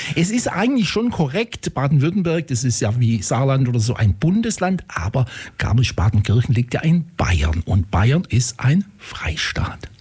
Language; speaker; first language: German; native; German